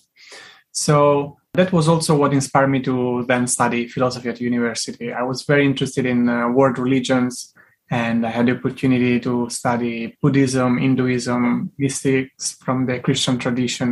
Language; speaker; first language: English; non-native, fluent; Italian